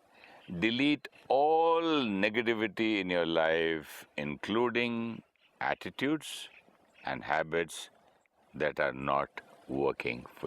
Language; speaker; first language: English; non-native, local second language; Hindi